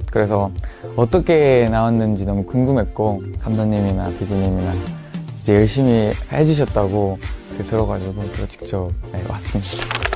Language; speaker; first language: Korean; non-native, fluent; Japanese